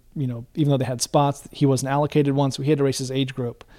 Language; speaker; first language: English; native; English